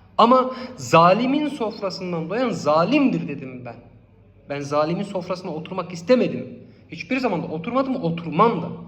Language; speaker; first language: Turkish; non-native, local second language; Kurdish